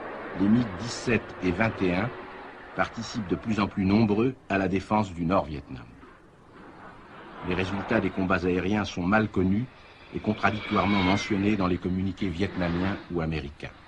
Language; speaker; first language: French; native; French